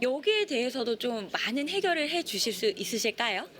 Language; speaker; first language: Korean; native; Korean